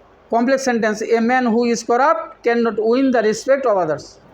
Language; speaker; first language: English; non-native, local second language; Bangla